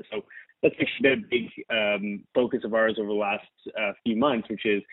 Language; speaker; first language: English; native; English